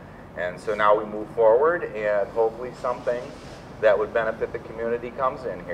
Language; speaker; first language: English; native; English